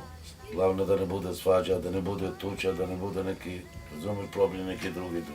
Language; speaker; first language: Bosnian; non-native, local second language; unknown